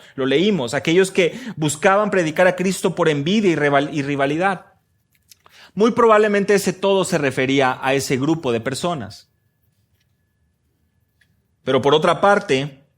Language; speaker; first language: Spanish; native; Spanish